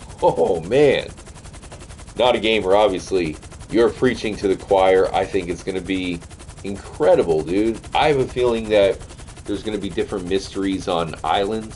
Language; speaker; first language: English; native; English